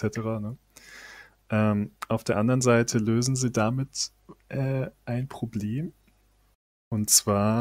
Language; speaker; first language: German; native; German